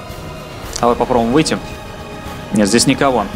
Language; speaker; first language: Russian; native; Russian